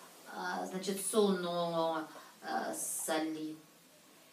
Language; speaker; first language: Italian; non-native, learner; Russian